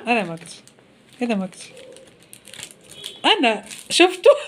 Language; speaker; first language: Arabic; native; Arabic